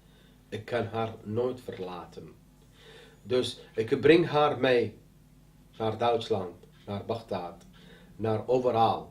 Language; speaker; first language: Dutch; non-native, learner; Arabic